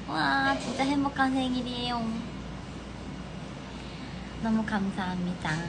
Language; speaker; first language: Korean; non-native, fluent; Japanese